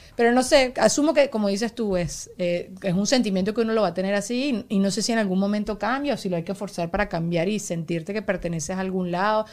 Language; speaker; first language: Spanish; native; Spanish